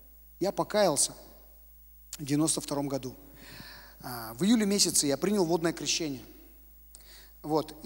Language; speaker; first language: Russian; native; Russian